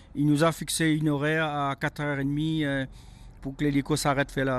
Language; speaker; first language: French; non-native, local second language; Réunion Creole French